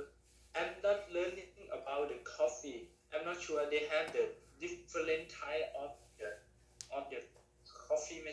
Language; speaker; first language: English; non-native, learner; Thai